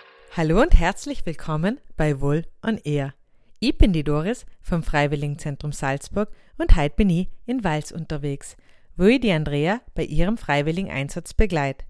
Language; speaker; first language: German; native; German